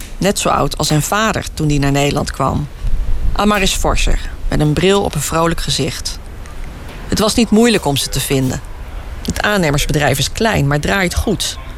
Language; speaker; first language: Dutch; native; Dutch